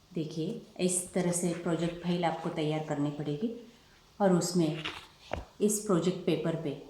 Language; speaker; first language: Hindi; non-native, local second language; Marathi